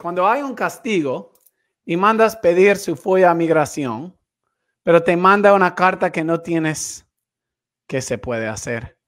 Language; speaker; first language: Spanish; non-native, fluent; English